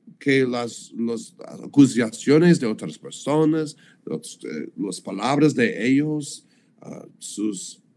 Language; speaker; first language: Spanish; non-native, learner; English